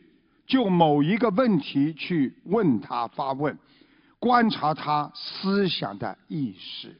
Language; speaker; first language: Chinese; native; Chinese